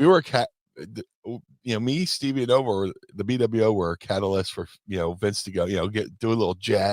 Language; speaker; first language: English; native; English